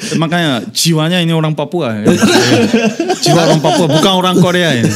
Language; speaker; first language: Indonesian; non-native, fluent; Korean